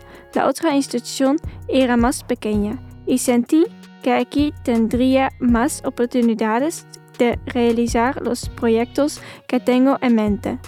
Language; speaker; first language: Spanish; non-native, fluent; Dutch